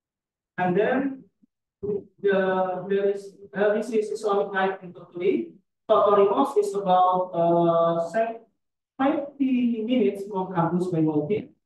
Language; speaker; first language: English; non-native, fluent; Indonesian